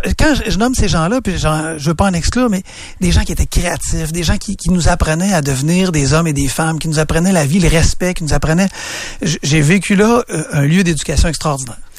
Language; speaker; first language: French; native; French